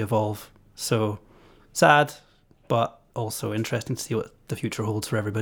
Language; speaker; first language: English; native; English